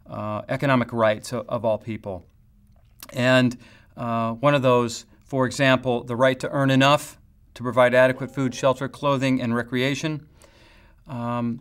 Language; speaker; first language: English; native; English